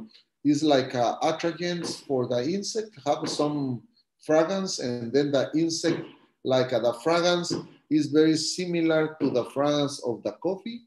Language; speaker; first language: English; non-native, learner; Spanish